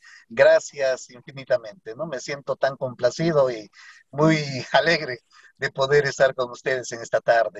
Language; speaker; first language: Spanish; native; Spanish